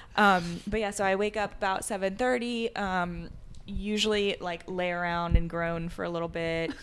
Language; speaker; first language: English; early bilingual, other home language; French